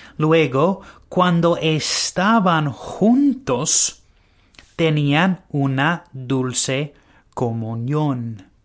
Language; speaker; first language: Spanish; non-native, learner; English